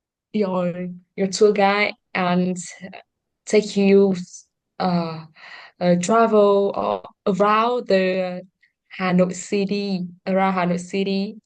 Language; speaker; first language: English; non-native, learner; Vietnamese